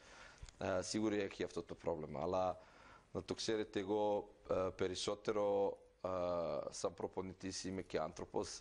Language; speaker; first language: Greek; non-native, fluent; Serbian